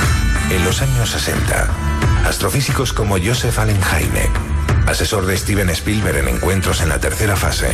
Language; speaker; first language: Spanish; native; Spanish